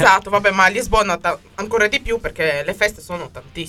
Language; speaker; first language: Italian; native; Italian